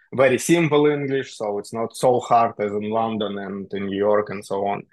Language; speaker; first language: English; non-native, fluent; Russian